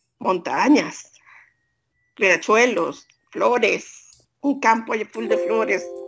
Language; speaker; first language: Spanish; native; Spanish